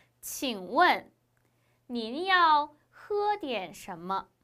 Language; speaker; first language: Chinese; non-native, fluent; Korean